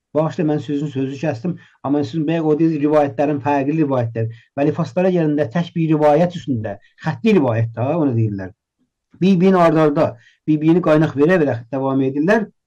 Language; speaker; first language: Azerbaijani; native; Azerbaijani